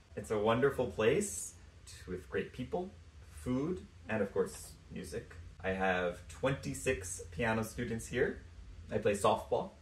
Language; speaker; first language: English; native; English